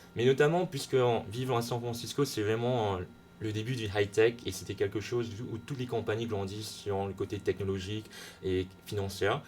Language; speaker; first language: French; non-native, local second language; Hakka Chinese